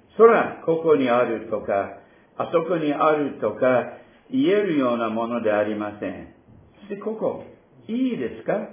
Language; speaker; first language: Japanese; non-native, fluent; English